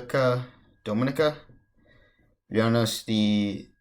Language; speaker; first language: Spanish; non-native, learner; English